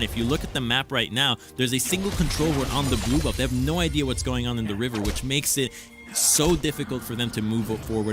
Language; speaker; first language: English; native; English